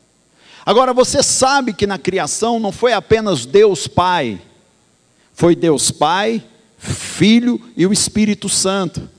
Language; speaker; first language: Portuguese; native; Portuguese